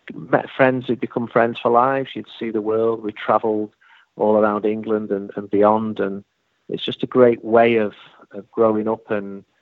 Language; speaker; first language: English; native; English